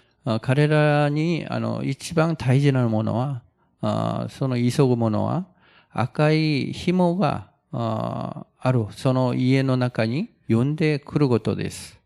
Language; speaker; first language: Japanese; non-native, fluent; Korean